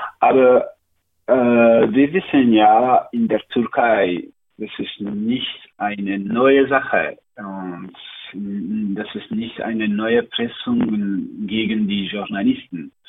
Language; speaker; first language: German; non-native, learner; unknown